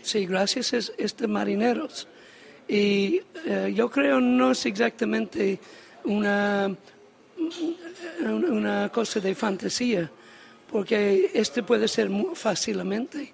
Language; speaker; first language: Spanish; non-native, learner; English